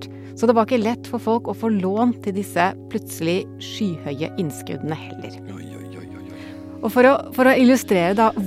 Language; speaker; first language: Norwegian; native; Norwegian